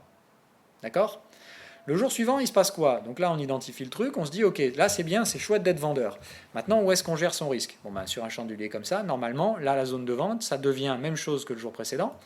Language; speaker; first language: French; native; French